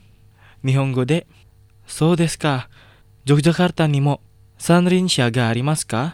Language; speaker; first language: Japanese; non-native, fluent; Indonesian